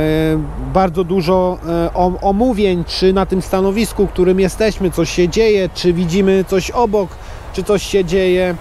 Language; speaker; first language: Polish; native; Polish